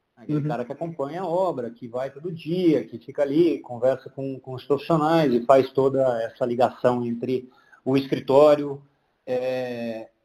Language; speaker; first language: Portuguese; native; Portuguese